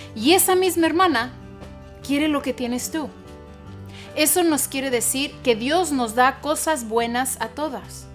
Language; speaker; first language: Spanish; early bilingual, heritage; Spanish